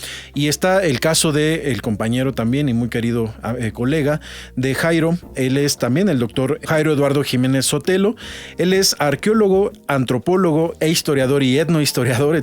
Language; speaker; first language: Spanish; native; Spanish